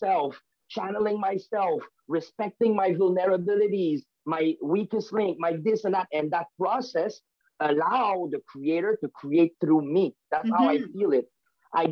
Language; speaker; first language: English; non-native, fluent; French